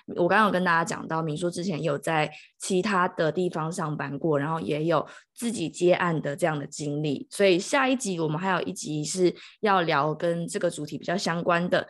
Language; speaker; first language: Chinese; native; Chinese